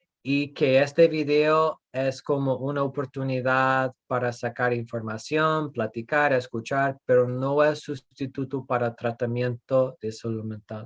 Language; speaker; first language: Spanish; non-native, fluent; English